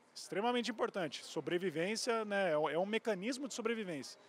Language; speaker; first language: Portuguese; native; Portuguese